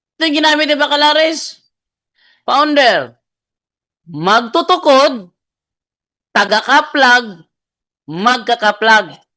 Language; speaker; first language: Filipino; non-native, local second language; Cebuano